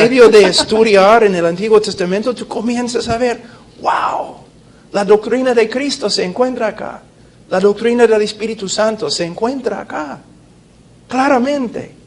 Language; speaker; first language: Spanish; non-native, fluent; English